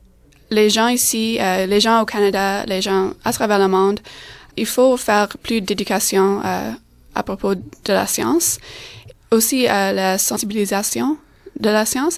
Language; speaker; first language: French; non-native, fluent; English